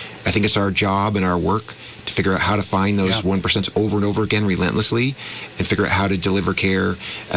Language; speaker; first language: English; native; English